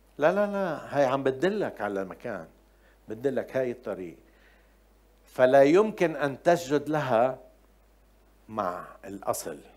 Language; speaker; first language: Arabic; native; Arabic